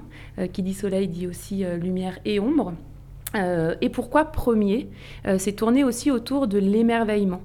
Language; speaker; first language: French; native; French